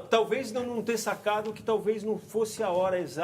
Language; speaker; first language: Portuguese; native; Portuguese